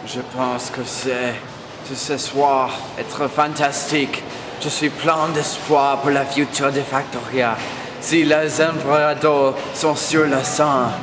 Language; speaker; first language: French; non-native, learner; English